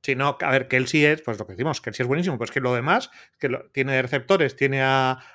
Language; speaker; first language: Spanish; native; Spanish